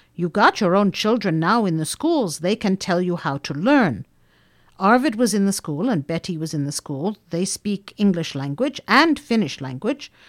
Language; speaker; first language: English; non-native, fluent; Finnish